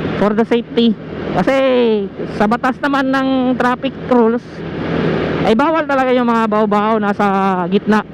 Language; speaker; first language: Filipino; non-native, local second language; Cebuano